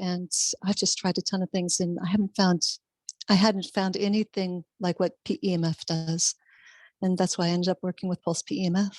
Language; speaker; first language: English; native; English